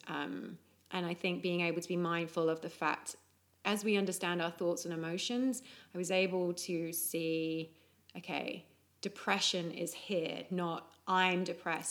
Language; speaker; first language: English; native; English